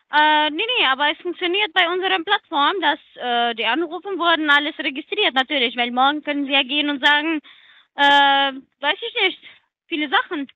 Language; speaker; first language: German; non-native, learner; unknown